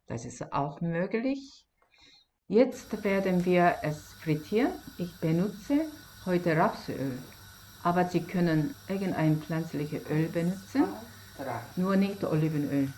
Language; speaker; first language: German; non-native, fluent; Korean